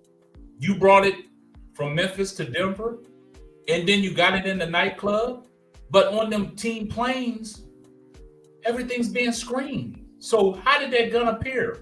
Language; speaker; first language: English; native; English